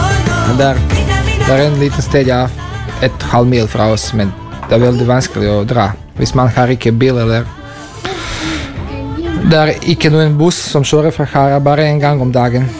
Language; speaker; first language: Norwegian; non-native, learner; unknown